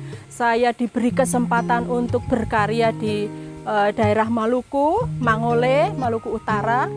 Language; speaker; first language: Indonesian; non-native, local second language; Javanese